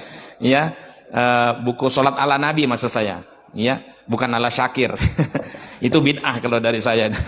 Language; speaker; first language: Indonesian; native; Indonesian